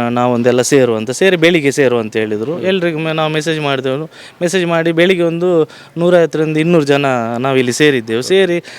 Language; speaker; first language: Kannada; native; Kannada